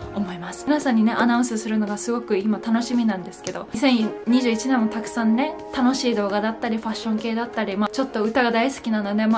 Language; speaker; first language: Japanese; native; Japanese